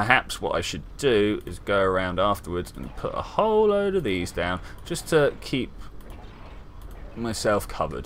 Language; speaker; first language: English; native; English